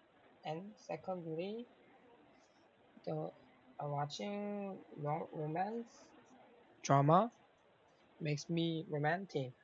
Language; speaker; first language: English; non-native, learner; Korean